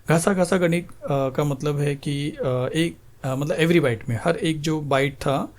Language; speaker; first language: Hindi; non-native, local second language; Marathi